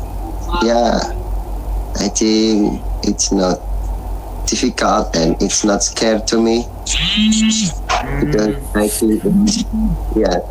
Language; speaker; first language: English; non-native, learner; Indonesian